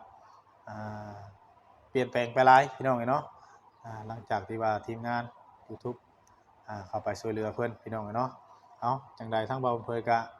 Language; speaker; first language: Thai; non-native, local second language; Lao